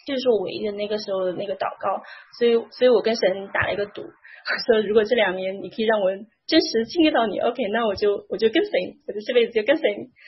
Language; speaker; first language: Chinese; native; Chinese